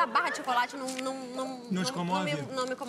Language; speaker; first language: Portuguese; native; Portuguese